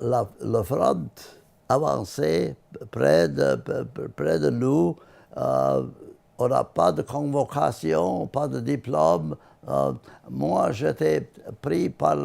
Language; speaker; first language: French; non-native, learner; Latvian